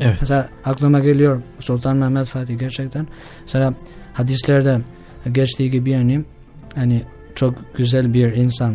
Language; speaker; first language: Turkish; non-native, learner; Albanian